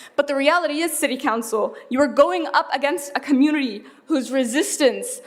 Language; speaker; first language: English; early bilingual, other home language; Arabic